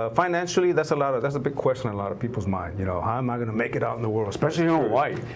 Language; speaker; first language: English; native; English